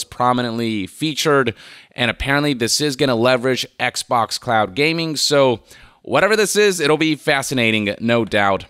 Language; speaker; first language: English; native; English